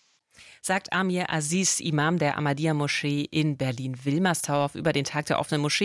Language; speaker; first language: German; native; German